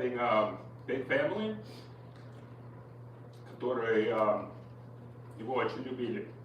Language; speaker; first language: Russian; early bilingual, heritage; Russian